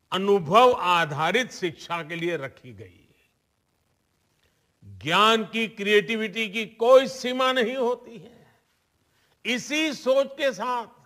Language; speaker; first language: Hindi; non-native, local second language; Gujarati